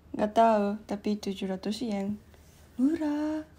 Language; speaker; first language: Indonesian; non-native, learner; Japanese